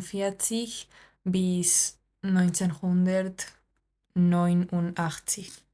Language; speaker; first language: German; non-native, learner; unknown